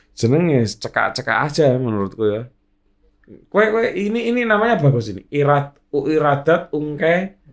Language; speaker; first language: Indonesian; native; Indonesian